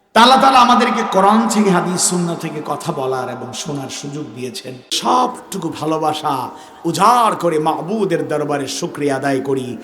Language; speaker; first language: Bangla; native; Bangla